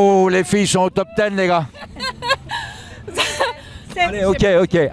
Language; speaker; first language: French; native; French